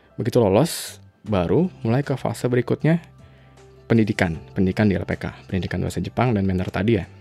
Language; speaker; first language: Indonesian; native; Indonesian